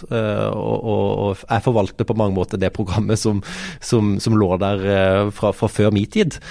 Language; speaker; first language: Norwegian; native; Norwegian